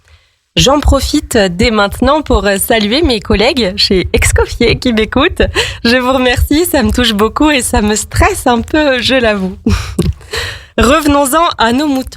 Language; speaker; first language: French; native; French